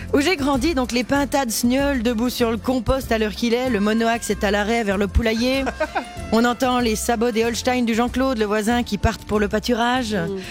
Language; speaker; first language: French; native; French